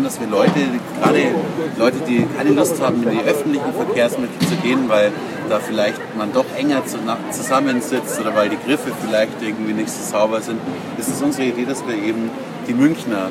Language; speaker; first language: German; native; German